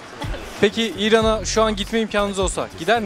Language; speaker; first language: Turkish; native; Turkish